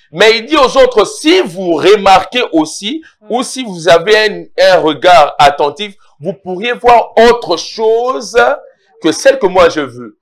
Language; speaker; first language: French; non-native, local second language; Lingala